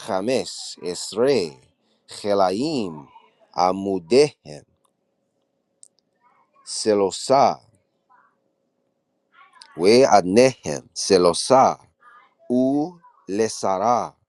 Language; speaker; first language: Hebrew; non-native, learner; English